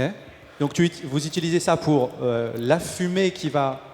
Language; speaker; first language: French; native; French